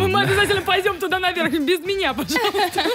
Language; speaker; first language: Russian; native; Russian